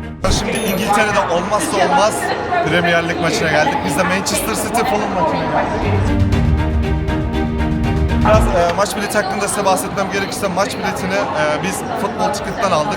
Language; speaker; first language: Turkish; native; Turkish